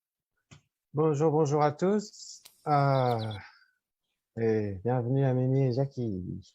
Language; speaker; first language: French; native; French